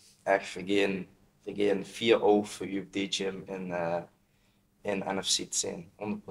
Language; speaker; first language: German; non-native, learner; Dutch